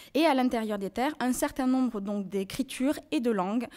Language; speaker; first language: French; native; French